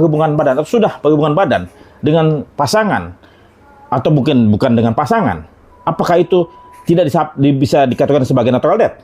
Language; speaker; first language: Indonesian; native; Indonesian